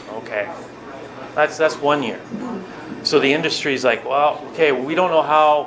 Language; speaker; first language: English; native; English